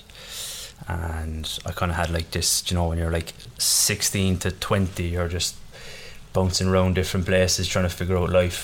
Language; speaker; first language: English; native; English